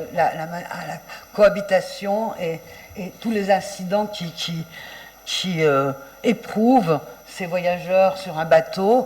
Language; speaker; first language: French; native; French